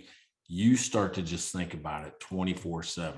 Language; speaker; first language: English; native; English